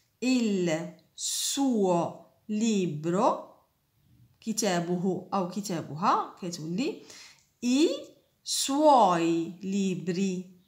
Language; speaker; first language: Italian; non-native, fluent; Arabic